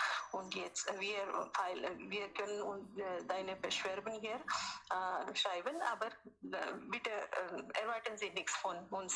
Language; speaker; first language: German; non-native, learner; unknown